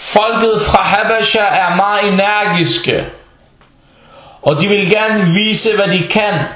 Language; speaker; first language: Danish; early bilingual, other home language; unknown